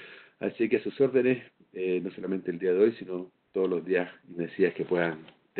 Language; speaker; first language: Spanish; native; Spanish